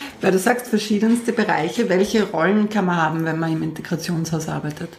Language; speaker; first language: German; native; German